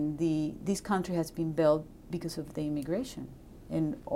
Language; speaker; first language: English; non-native, fluent; Spanish